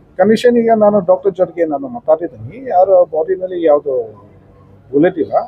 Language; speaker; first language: Kannada; non-native, local second language; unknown